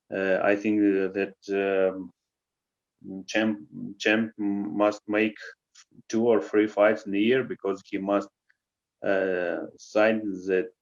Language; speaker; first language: English; non-native, learner; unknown